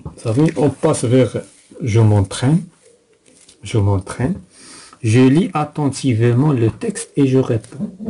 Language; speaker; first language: French; non-native, local second language; Arabic